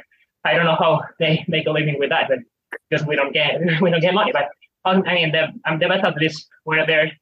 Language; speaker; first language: English; non-native, fluent; Spanish